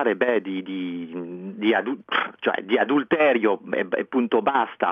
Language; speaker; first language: Italian; non-native, fluent; French